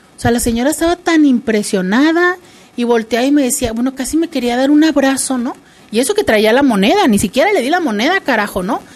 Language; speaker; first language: Spanish; native; Spanish